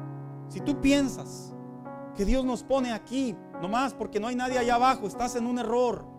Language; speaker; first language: Spanish; native; Spanish